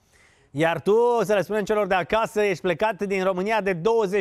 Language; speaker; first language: Romanian; native; Romanian